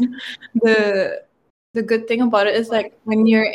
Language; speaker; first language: English; non-native, fluent; Malay